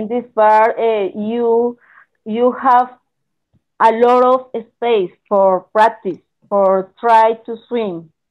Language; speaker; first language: English; non-native, learner; Spanish